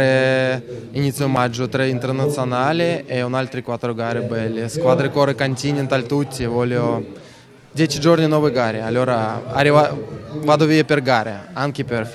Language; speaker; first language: Italian; non-native, learner; Russian